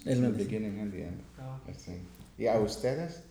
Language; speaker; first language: Spanish; non-native, learner; English